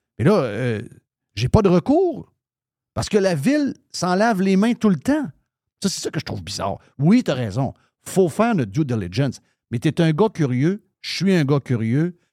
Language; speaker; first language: French; native; French